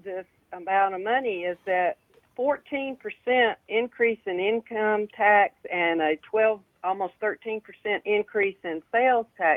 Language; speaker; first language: English; native; English